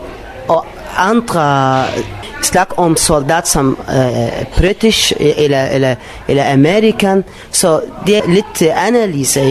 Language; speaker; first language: Danish; non-native, learner; Arabic